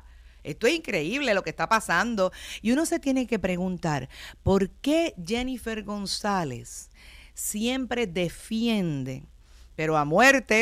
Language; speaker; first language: Spanish; native; Spanish